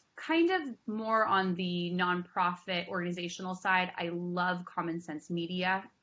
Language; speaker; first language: English; native; English